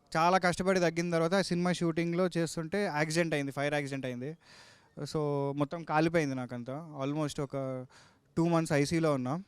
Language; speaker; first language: Telugu; native; Telugu